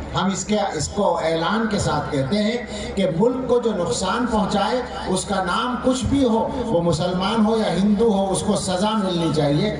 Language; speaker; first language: Urdu; native; Urdu